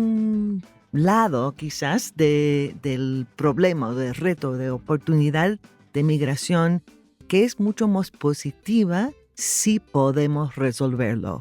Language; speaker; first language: Spanish; non-native, fluent; English